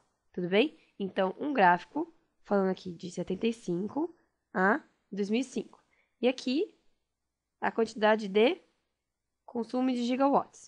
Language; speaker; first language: Portuguese; native; Portuguese